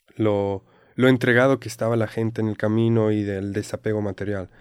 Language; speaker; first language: Spanish; non-native, fluent; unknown